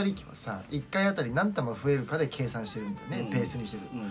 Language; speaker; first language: Japanese; native; Japanese